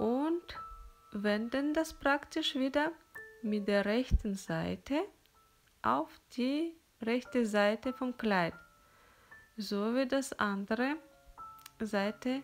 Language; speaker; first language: German; non-native, fluent; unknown